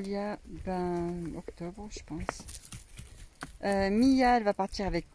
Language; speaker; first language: French; native; French